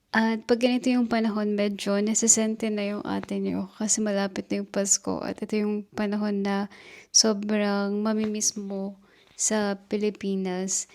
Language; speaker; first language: Filipino; native; Filipino